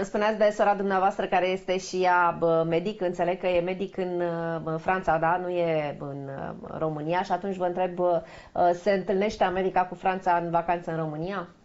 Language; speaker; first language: Romanian; native; Romanian